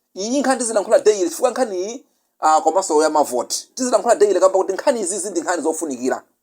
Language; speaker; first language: Nyanja; non-native, local second language; Yao